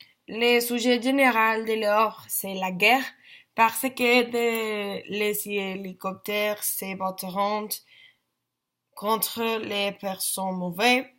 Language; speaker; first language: French; non-native, learner; Spanish